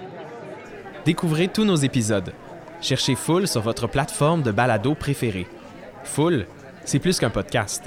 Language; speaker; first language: French; native; French